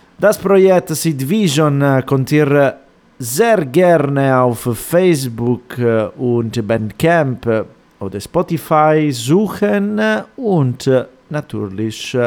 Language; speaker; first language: German; non-native, fluent; Italian